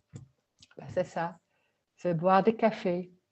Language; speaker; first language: French; non-native, learner; Dutch